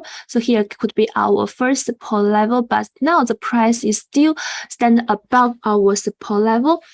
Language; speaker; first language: English; non-native, fluent; Chinese